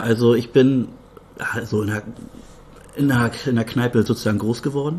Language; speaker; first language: German; native; German